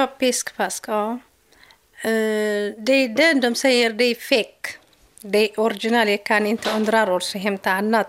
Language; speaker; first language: Swedish; non-native, learner; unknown